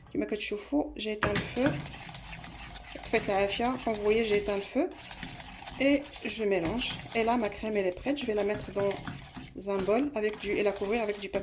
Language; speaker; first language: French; non-native, local second language; Arabic